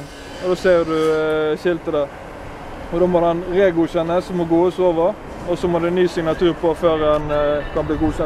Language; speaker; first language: Norwegian; native; Norwegian